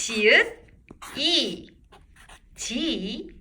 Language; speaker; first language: Korean; native; Korean